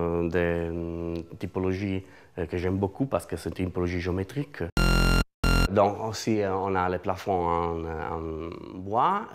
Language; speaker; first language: French; non-native, learner; Italian